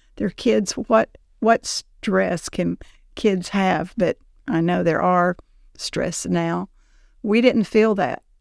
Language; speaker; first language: English; native; English